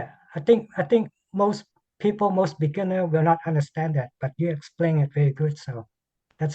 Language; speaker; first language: English; non-native, learner; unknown